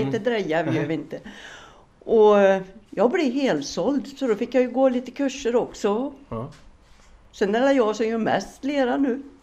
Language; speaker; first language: Swedish; native; Swedish